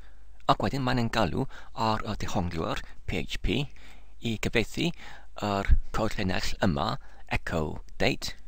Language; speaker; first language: Welsh; non-native, learner; English